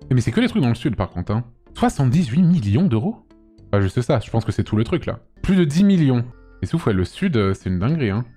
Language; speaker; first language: French; native; French